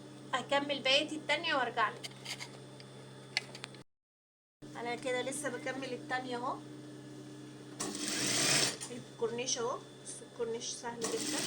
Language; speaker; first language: Arabic; native; Arabic